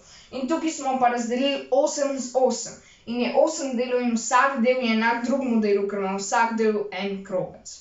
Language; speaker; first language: Slovenian; native; Slovenian